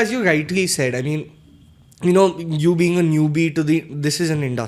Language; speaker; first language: English; non-native, local second language; Hindi